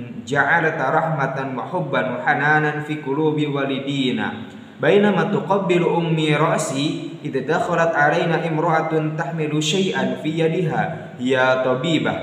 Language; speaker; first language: Arabic; non-native, learner; Indonesian